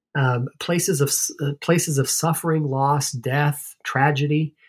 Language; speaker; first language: English; native; English